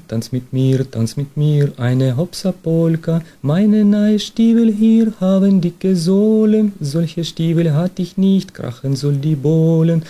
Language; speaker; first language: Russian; native; Russian